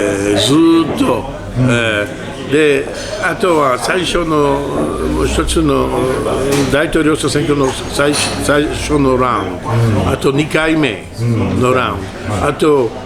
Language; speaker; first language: Japanese; non-native, learner; French